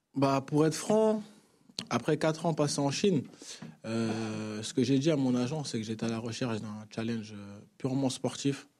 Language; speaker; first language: French; native; French